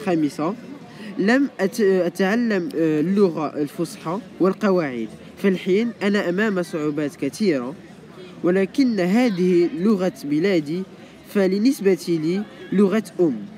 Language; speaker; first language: Arabic; early bilingual, heritage; French